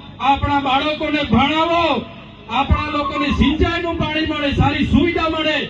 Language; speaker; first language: Gujarati; non-native, local second language; Vasavi